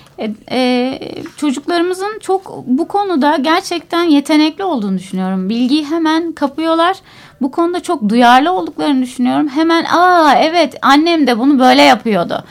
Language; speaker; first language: Turkish; native; Turkish